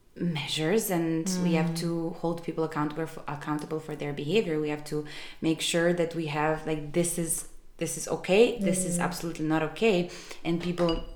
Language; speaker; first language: English; non-native, fluent; Serbian